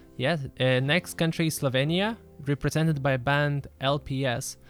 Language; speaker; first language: English; early bilingual, other home language; Lithuanian